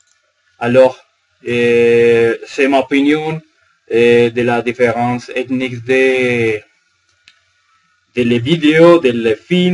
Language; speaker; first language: French; non-native, learner; Spanish